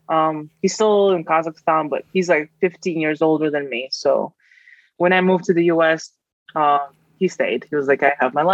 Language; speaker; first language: English; non-native, fluent; Kazakh